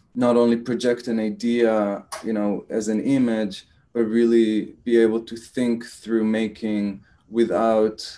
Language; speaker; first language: English; non-native, fluent; Hebrew